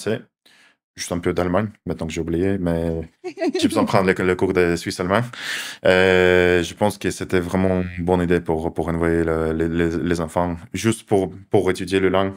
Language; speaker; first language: French; non-native, fluent; Russian